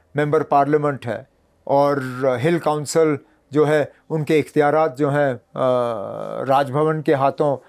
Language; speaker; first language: Hindi; non-native, local second language; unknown